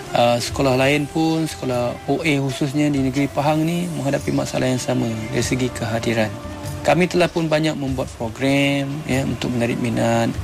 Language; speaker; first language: Malay; non-native, local second language; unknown